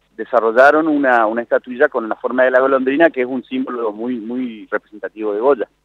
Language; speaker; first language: Spanish; native; Spanish